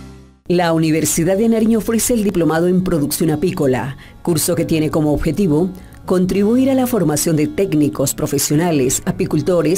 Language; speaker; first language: Spanish; native; Spanish